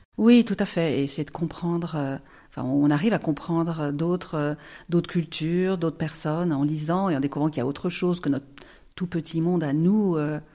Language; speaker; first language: French; native; French